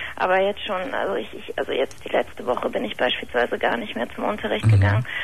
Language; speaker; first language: German; native; German